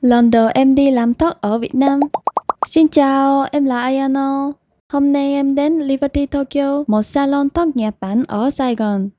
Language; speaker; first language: Vietnamese; non-native, fluent; Japanese